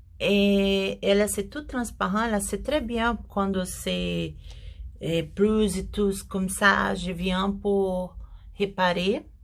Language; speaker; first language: French; non-native, learner; Portuguese